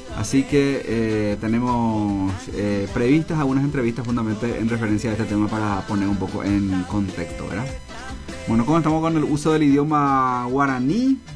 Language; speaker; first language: Spanish; non-native, local second language; Guarani